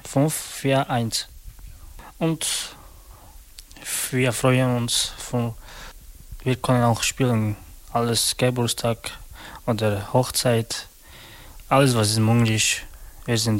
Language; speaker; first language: German; non-native, learner; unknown